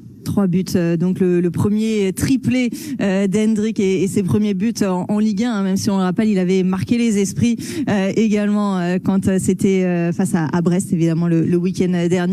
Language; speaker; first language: French; native; French